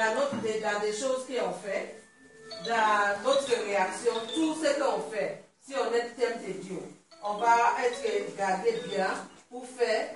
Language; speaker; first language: French; non-native, learner; Swahili